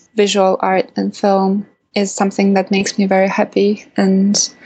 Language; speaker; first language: English; non-native, fluent; Russian